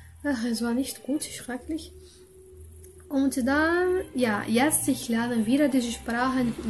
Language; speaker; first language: German; non-native, learner; Portuguese